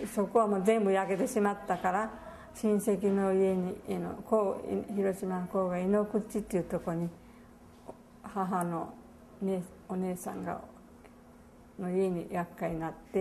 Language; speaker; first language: Japanese; native; Japanese